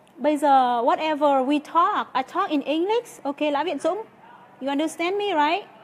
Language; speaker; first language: English; non-native, fluent; Vietnamese